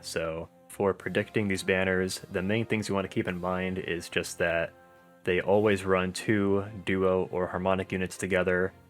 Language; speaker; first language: English; native; English